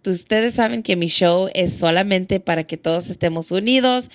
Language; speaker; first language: Spanish; early bilingual, heritage; Spanish